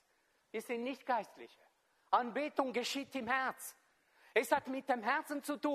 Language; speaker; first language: German; non-native, fluent; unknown